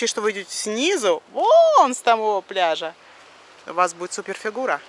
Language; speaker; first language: Russian; native; Russian